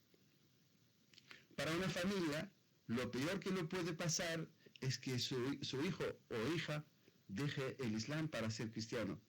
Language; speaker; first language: Spanish; non-native, fluent; Arabic